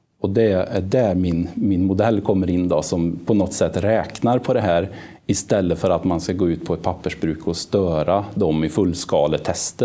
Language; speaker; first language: Swedish; native; Swedish